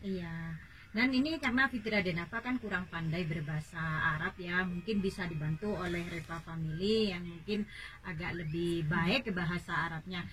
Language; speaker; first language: Indonesian; native; Indonesian